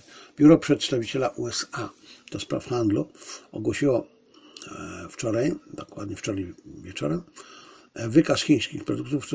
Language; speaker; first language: Polish; native; Polish